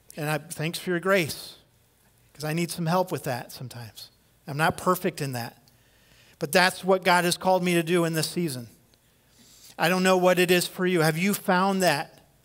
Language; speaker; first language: English; native; English